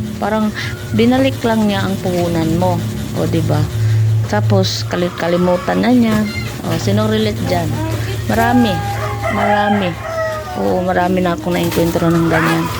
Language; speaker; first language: Filipino; non-native, local second language; Cebuano